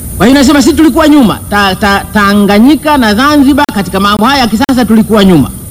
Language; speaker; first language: Swahili; non-native, local second language; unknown